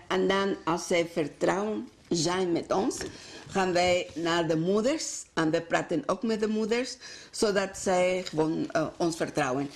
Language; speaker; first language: Dutch; non-native, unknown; Spanish